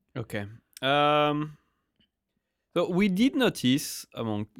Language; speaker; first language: English; non-native, fluent; French